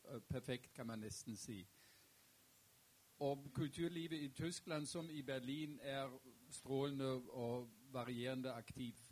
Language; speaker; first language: Norwegian; non-native, fluent; German